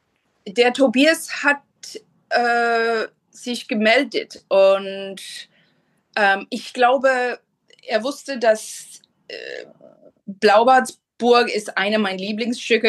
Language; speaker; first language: German; non-native, fluent; English